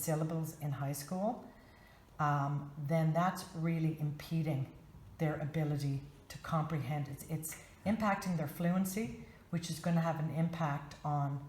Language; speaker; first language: English; native; English